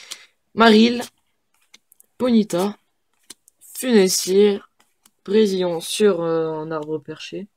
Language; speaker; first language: French; native; French